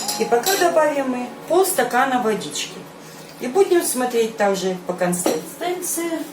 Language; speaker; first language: Russian; non-native, local second language; Ukrainian